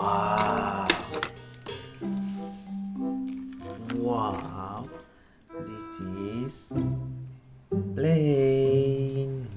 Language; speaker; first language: English; non-native, learner; Indonesian